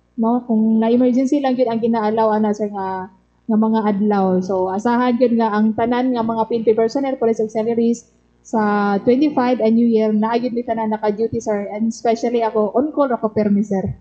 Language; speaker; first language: Cebuano; native; Cebuano